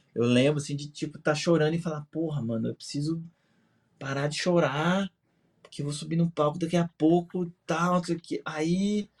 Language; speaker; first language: Portuguese; native; Portuguese